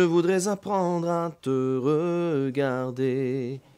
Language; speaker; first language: French; native; French